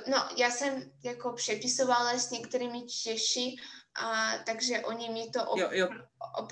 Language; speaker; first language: Czech; non-native, fluent; Russian